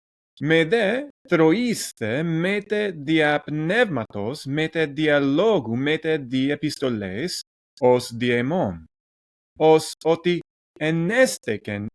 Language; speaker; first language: Greek; non-native, learner; English